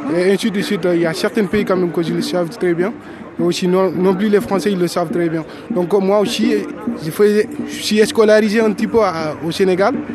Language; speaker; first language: French; non-native, local second language; Wolof